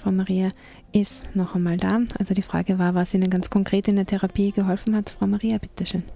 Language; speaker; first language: German; native; German